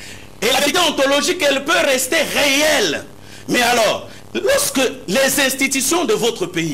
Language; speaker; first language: French; non-native, local second language; Lingala